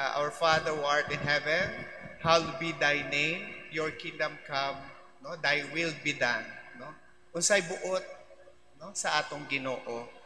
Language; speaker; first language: Cebuano; non-native, local second language; Filipino